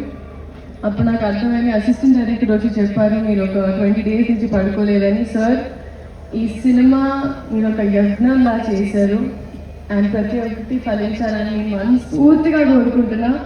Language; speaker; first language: Telugu; non-native, fluent; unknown